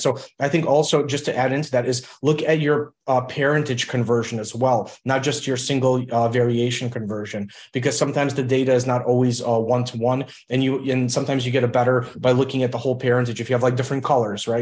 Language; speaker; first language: English; early bilingual, other home language; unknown